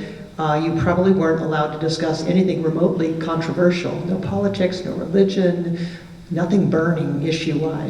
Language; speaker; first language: English; native; English